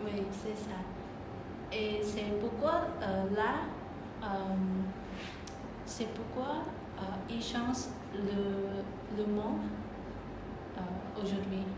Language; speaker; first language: French; non-native, learner; Khmer